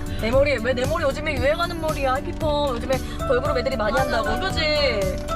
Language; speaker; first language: Korean; native; Korean